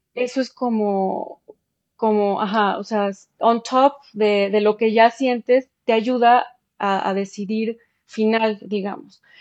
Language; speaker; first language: Spanish; early bilingual, heritage; Spanish